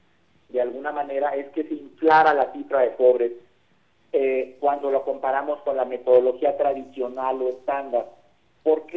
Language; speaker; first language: Spanish; native; Spanish